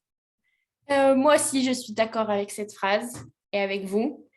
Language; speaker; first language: French; native; French